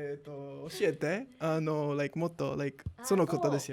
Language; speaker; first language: Japanese; non-native, learner; English